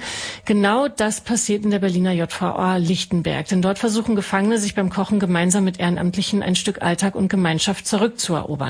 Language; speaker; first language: German; native; German